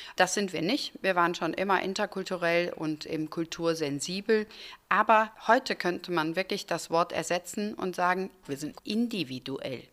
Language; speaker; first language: German; early bilingual, other home language; Turkish